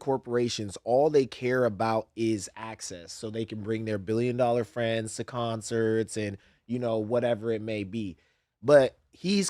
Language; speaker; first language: English; native; English